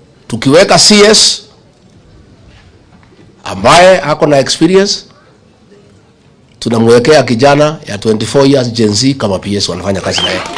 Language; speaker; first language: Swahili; non-native, local second language; Kikuyu